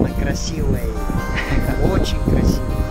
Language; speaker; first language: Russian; non-native, local second language; Kyrgyz